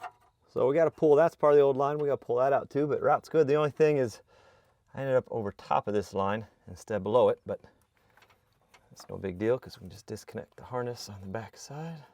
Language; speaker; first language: English; native; English